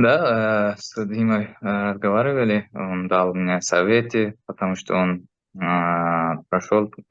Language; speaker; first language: Russian; non-native, fluent; Uzbek